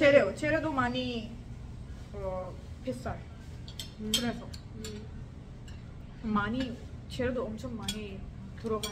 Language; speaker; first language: Korean; non-native, learner; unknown